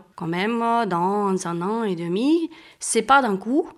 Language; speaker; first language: French; non-native, fluent; Romanian